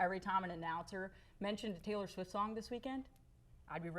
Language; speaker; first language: English; native; English